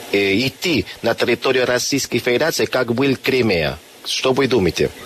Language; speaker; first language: Russian; non-native, learner; Spanish